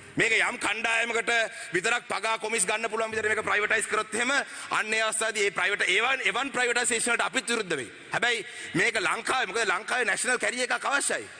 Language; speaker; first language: Sinhala; non-native, local second language; Tamil